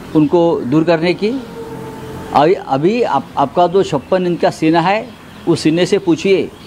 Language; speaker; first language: Hindi; non-native, local second language; Marathi